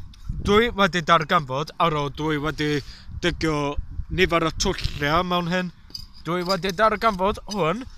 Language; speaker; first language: Welsh; non-native, learner; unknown